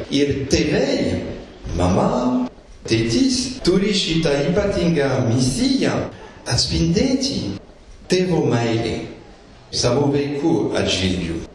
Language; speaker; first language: Lithuanian; non-native, fluent; French